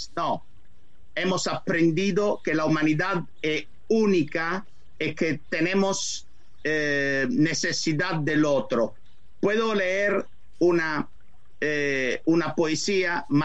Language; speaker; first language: Spanish; non-native, fluent; Italian